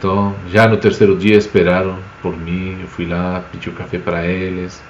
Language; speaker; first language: Portuguese; non-native, fluent; Spanish